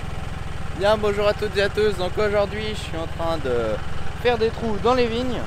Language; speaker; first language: French; native; French